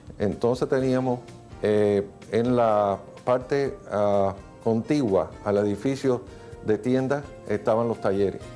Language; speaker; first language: Spanish; native; Spanish